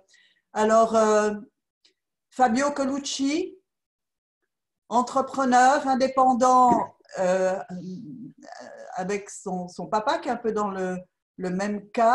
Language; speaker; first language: French; native; French